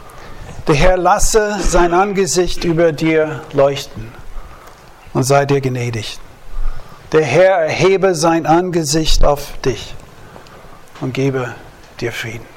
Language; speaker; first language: German; non-native, fluent; English